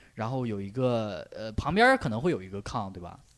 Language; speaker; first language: Chinese; native; Chinese